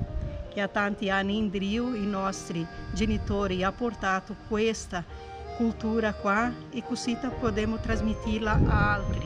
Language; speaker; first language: Italian; early bilingual, heritage; Italian